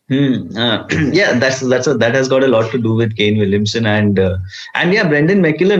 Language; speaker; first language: English; non-native, local second language; Hindi